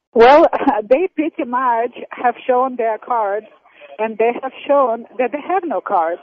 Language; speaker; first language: English; non-native, fluent; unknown